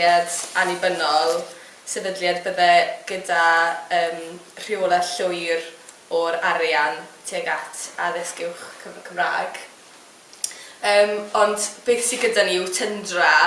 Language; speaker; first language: Welsh; native; Welsh